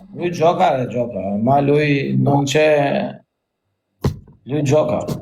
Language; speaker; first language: Italian; non-native, learner; Albanian